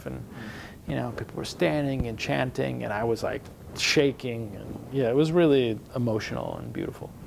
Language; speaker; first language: English; native; English